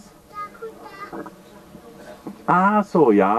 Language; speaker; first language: German; native; German